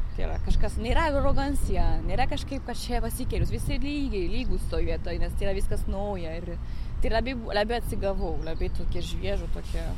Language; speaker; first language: Lithuanian; non-native, fluent; French